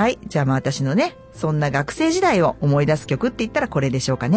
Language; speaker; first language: Japanese; native; Japanese